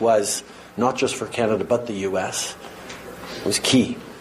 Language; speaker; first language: English; early bilingual, other home language; French